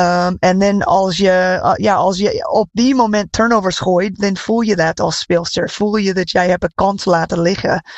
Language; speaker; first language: Dutch; non-native, fluent; English